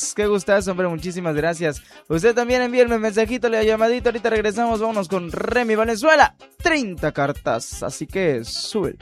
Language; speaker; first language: Spanish; native; Spanish